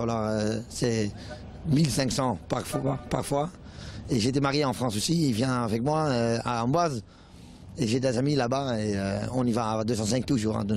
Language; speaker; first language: French; non-native, learner; Dutch